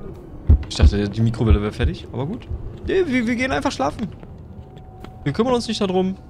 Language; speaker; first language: German; native; German